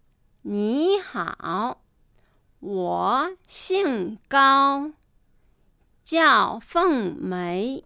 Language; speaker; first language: Chinese; non-native, fluent; Japanese